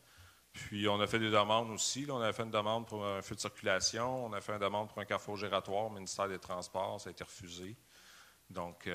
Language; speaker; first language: French; native; French